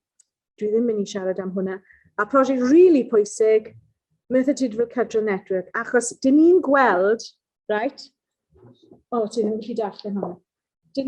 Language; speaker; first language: Welsh; non-native, local second language; English